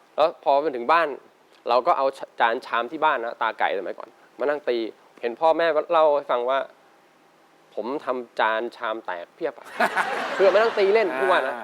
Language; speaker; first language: Thai; native; Thai